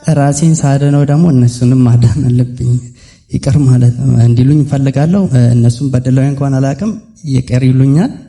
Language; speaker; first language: Amharic; non-native, local second language; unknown